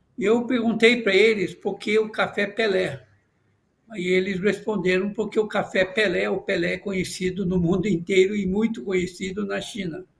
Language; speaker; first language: Portuguese; non-native, fluent; Chinese